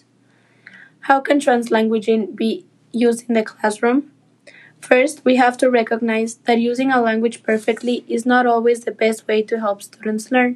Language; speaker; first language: English; non-native, fluent; Spanish